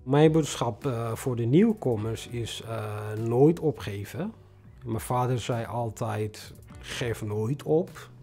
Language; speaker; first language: Dutch; non-native, fluent; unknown